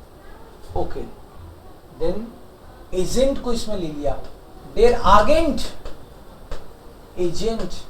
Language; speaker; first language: Hindi; native; Hindi